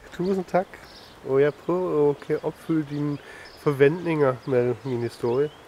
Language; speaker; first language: Danish; non-native, fluent; German